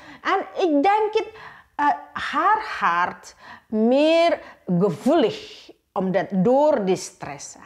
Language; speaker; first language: Dutch; non-native, learner; Indonesian